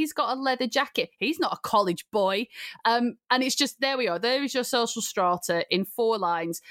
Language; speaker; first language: English; native; English